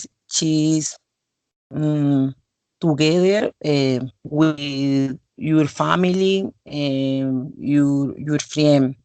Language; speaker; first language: English; non-native, learner; Spanish